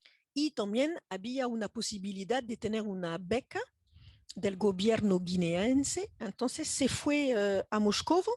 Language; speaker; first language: Spanish; non-native, fluent; French